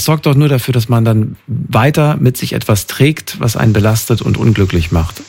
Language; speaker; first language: German; native; German